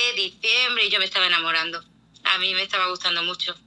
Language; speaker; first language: Spanish; native; Spanish